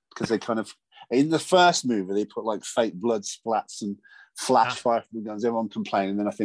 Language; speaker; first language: English; native; English